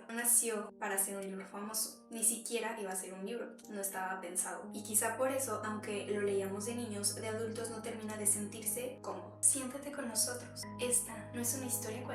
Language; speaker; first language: Spanish; native; Spanish